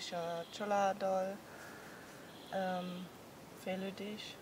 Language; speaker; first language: Hungarian; non-native, learner; German